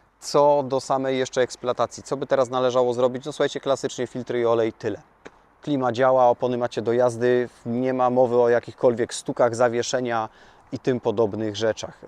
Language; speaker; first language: Polish; native; Polish